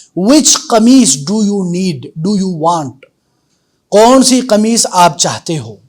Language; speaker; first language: Urdu; native; Urdu